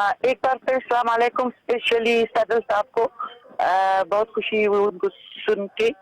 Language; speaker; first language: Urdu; non-native, fluent; Persian